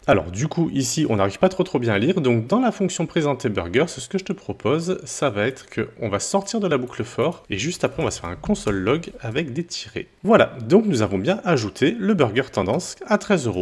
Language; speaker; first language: French; native; French